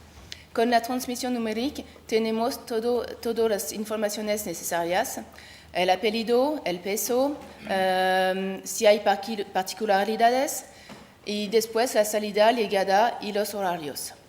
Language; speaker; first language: Spanish; non-native, learner; French